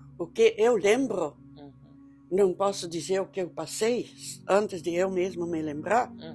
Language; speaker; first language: Portuguese; early bilingual, other home language; Dutch